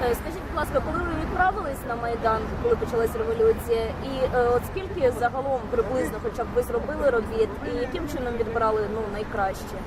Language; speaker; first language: Ukrainian; native; Ukrainian